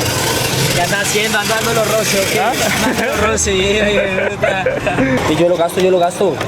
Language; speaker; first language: Spanish; native; Spanish